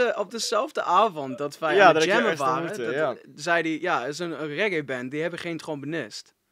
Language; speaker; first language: Dutch; non-native, fluent; English